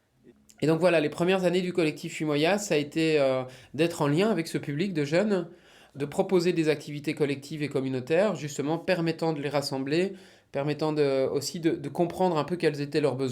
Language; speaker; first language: French; native; French